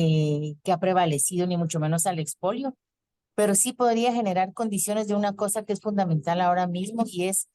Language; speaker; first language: Spanish; native; Spanish